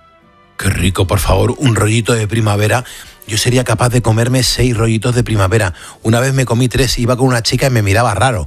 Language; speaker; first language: Spanish; native; Spanish